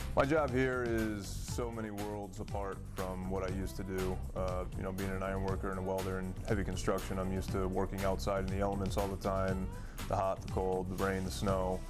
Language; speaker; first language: English; native; English